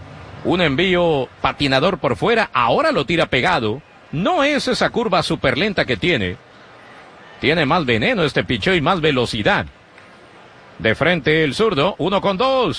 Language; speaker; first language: Spanish; native; Spanish